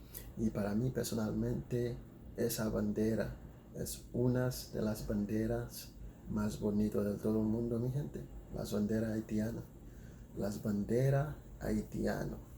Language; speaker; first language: Spanish; non-native, fluent; Haitian Creole